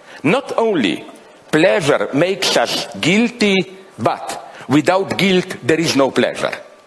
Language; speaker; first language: English; non-native, fluent; Slovenian